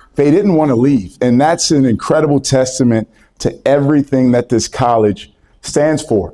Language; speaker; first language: English; native; English